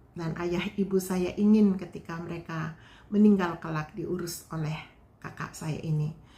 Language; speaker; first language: Indonesian; non-native, local second language; Balinese